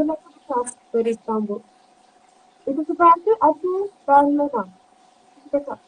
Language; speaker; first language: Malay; non-native, fluent; Turkish